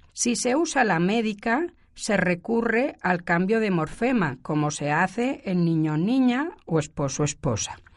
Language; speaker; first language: Spanish; native; Spanish